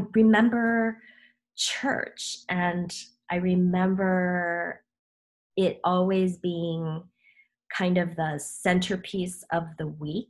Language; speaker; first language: English; early bilingual, other home language; Korean